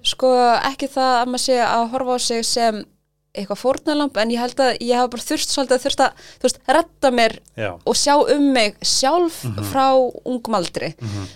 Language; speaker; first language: Icelandic; early bilingual, other home language; Thai